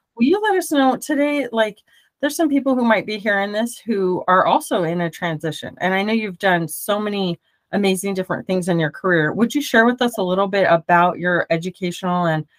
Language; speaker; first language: English; native; English